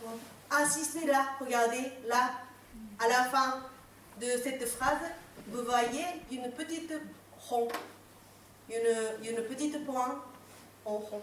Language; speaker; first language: French; non-native, fluent; Japanese